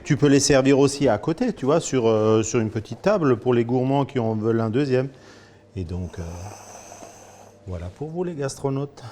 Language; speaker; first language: French; native; French